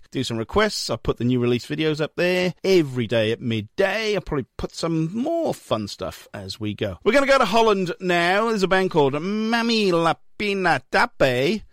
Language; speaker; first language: English; native; English